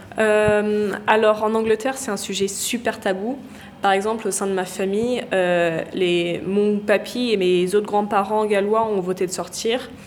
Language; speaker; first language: French; early bilingual, other home language; English